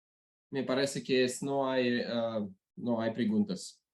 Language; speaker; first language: Spanish; non-native, learner; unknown